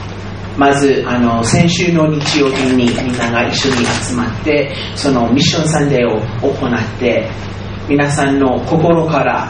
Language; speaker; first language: Japanese; non-native, fluent; English